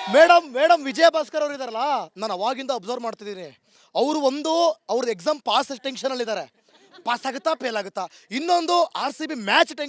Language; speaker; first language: Kannada; native; Kannada